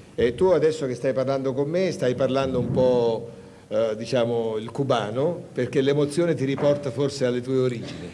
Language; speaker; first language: Italian; native; Italian